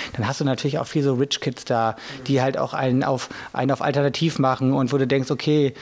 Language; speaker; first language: German; native; German